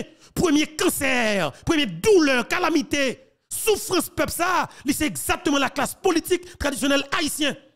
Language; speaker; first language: French; non-native, local second language; Haitian Creole